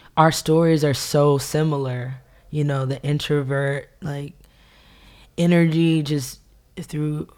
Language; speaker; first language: English; native; English